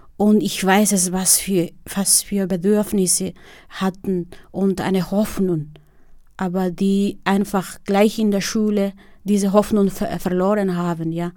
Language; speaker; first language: German; non-native, fluent; Spanish